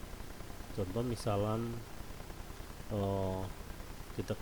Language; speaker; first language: Indonesian; native; Indonesian